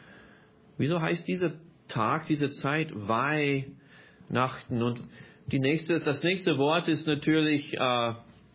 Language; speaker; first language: German; non-native, fluent; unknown